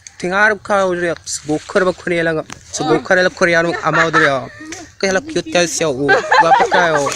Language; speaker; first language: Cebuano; non-native, learner; Korean